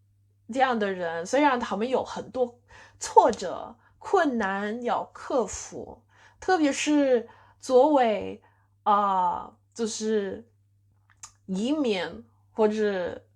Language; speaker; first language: Chinese; non-native, fluent; English